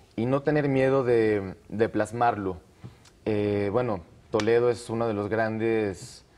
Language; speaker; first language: Spanish; native; Spanish